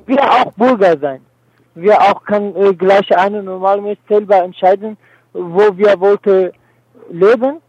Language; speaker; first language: German; non-native, learner; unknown